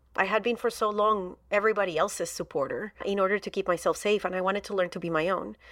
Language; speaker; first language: English; non-native, fluent; Spanish